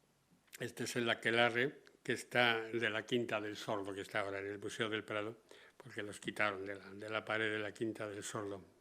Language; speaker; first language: Spanish; native; Spanish